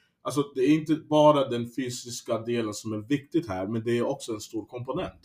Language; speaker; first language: Swedish; native; Swedish